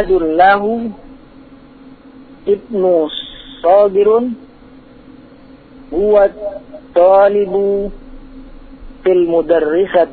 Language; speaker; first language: Arabic; non-native, learner; Indonesian